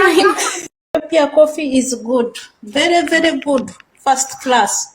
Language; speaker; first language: English; non-native, learner; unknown